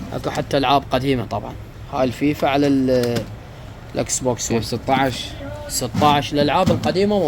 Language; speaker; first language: Arabic; native; Arabic